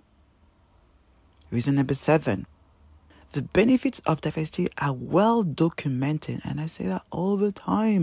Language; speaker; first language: English; non-native, fluent; French